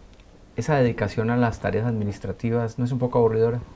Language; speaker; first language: Spanish; native; Spanish